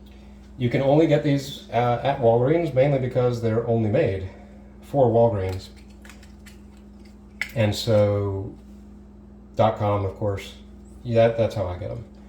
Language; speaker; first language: English; native; English